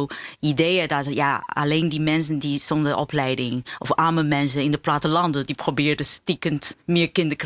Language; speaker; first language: Dutch; non-native, fluent; Chinese